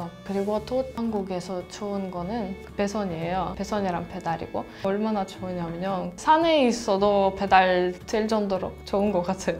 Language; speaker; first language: Korean; non-native, fluent; Russian